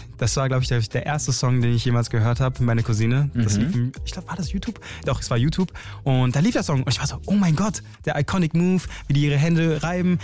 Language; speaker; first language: German; early bilingual, other home language; Chinese